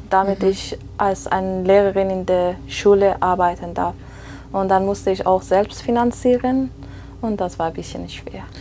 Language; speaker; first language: German; non-native, fluent; Persian